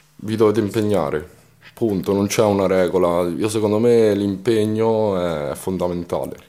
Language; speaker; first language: Italian; early bilingual, other home language; Romanian